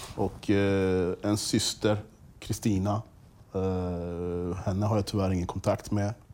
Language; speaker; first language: Swedish; early bilingual, other home language; English